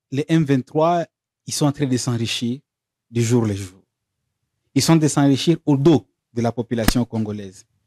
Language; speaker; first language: French; non-native, local second language; Swahili